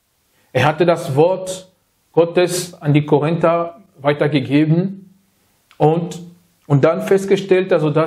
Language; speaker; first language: German; non-native, fluent; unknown